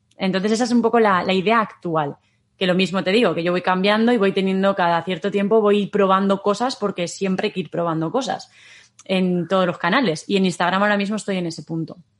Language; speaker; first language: Spanish; native; Spanish